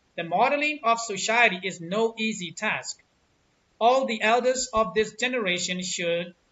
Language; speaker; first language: English; non-native, fluent; Burmese